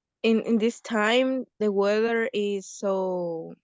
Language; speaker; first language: English; non-native, learner; Spanish